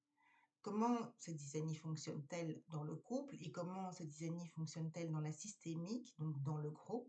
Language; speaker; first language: French; native; French